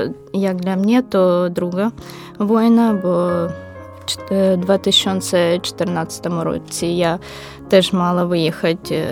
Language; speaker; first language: Ukrainian; non-native, local second language; Russian